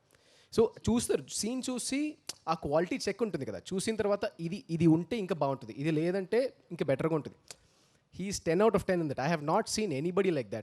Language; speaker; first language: Telugu; early bilingual, heritage; Telugu